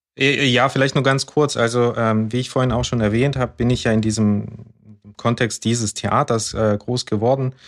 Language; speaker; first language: German; early bilingual, other home language; Russian